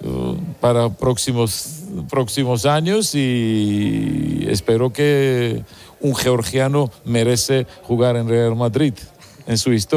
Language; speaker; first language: Spanish; non-native, learner; Georgian